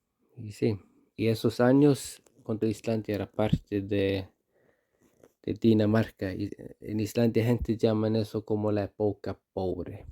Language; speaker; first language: Spanish; non-native, fluent; Icelandic